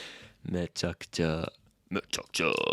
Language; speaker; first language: Japanese; non-native, fluent; English